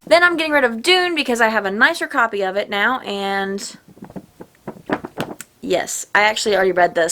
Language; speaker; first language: English; native; English